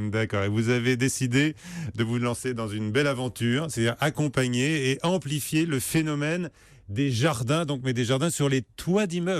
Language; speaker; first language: French; native; French